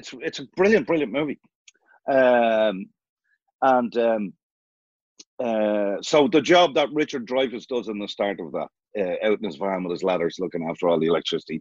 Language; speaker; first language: English; native; English